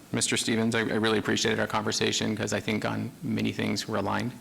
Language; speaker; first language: English; native; English